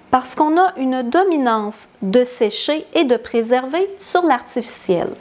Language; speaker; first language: French; native; French